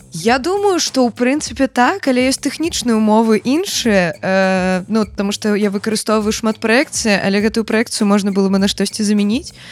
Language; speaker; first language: Belarusian; native; Belarusian